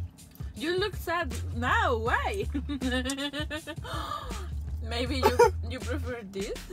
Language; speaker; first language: English; non-native, learner; Spanish